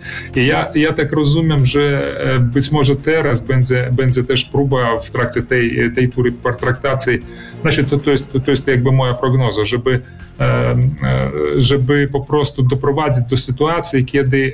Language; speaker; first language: Polish; early bilingual, heritage; Polish